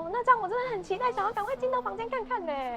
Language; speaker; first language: Chinese; native; Chinese